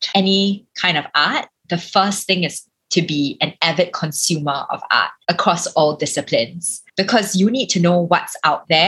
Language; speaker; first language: English; native; English